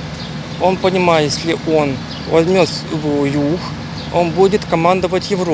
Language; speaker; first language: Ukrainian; non-native, local second language; Russian